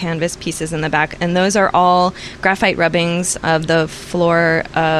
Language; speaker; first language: English; native; English